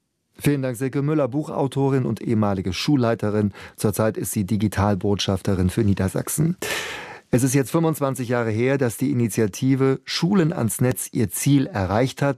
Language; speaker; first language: German; native; German